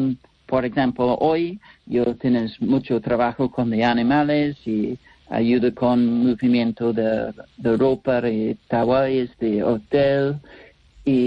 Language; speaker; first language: Spanish; non-native, learner; English